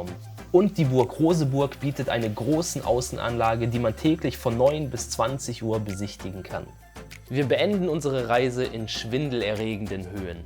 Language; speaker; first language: German; native; German